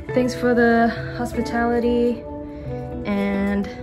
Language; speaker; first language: English; early bilingual, other home language; Chinese